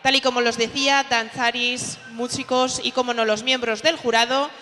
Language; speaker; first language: Spanish; native; Spanish